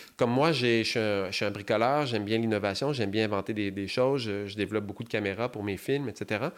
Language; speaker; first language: French; native; French